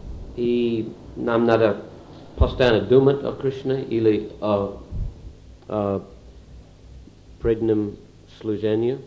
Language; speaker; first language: Russian; non-native, fluent; English